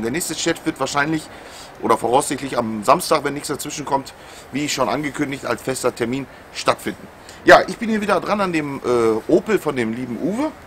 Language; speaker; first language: German; native; German